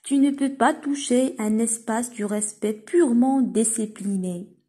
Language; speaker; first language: French; non-native, local second language; Arabic